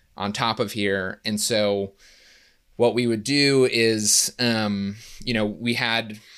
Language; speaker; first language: English; native; English